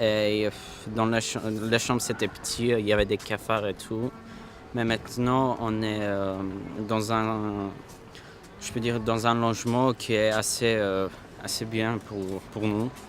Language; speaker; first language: French; non-native, fluent; Armenian